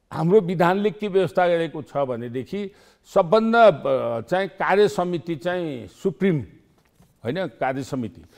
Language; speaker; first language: Nepali; native; Nepali